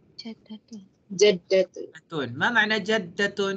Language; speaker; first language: Arabic; non-native, fluent; Malay